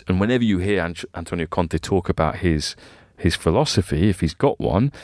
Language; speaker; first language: English; native; English